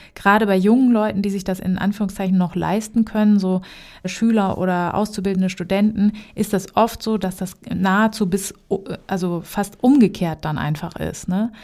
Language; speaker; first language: German; native; German